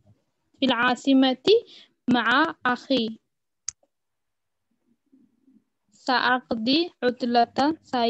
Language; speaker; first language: Arabic; non-native, learner; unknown